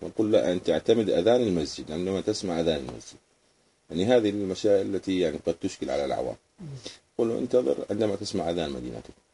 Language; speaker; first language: Arabic; native; Arabic